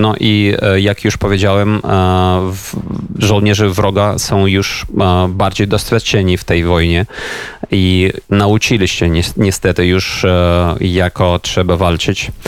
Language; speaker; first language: Polish; non-native, fluent; Ukrainian